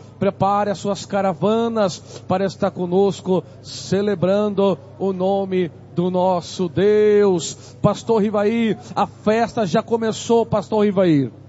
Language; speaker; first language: Portuguese; native; Portuguese